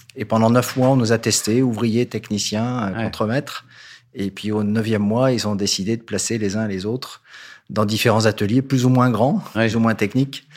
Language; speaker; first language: French; native; French